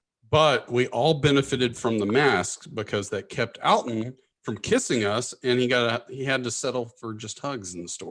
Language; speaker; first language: English; native; English